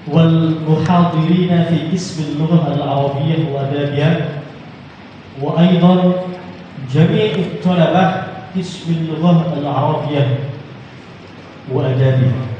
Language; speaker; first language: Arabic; non-native, learner; Indonesian